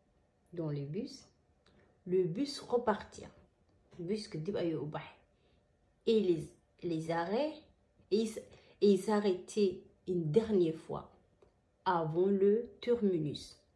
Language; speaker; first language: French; non-native, learner; Somali